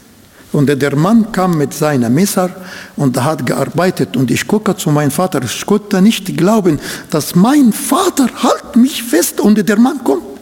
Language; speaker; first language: German; non-native, fluent; Arabic